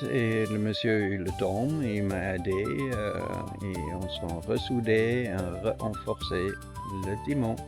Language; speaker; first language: French; non-native, learner; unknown